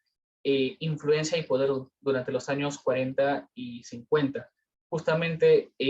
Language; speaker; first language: Spanish; native; Spanish